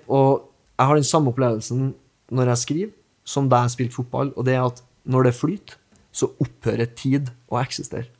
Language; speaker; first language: Norwegian; native; Norwegian